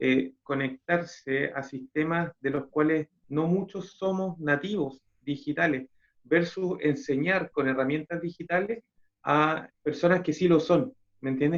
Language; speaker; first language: Spanish; native; Spanish